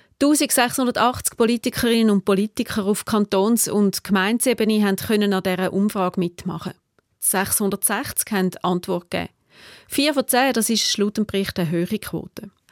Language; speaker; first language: German; native; German